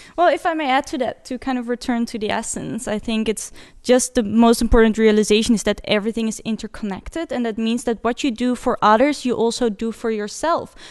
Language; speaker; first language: English; non-native, fluent; Dutch